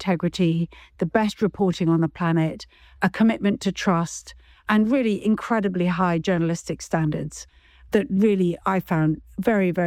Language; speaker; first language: English; native; English